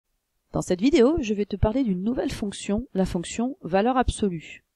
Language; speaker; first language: French; native; French